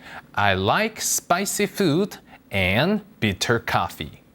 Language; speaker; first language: English; non-native, fluent; Korean